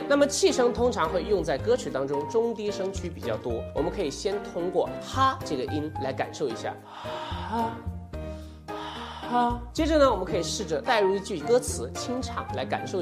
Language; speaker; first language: Chinese; native; Chinese